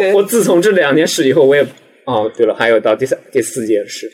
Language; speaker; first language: Chinese; native; Chinese